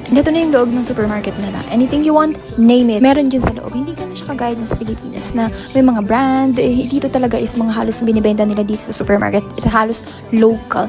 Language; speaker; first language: Filipino; native; Filipino